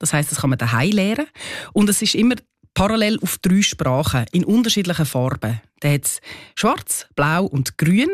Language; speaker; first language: German; native; German